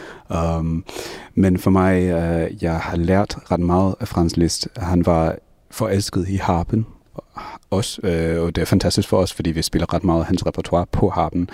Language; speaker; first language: Danish; non-native, fluent; English